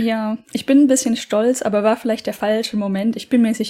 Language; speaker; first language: German; native; German